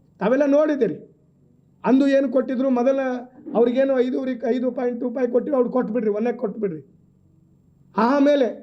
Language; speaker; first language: Kannada; non-native, local second language; Lambadi